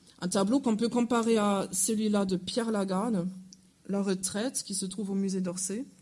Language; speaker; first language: French; non-native, fluent; German